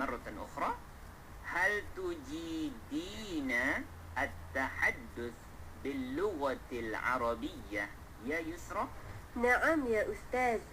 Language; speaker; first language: Arabic; non-native, fluent; Malay